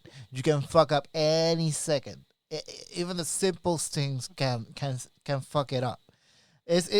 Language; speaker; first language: English; native; English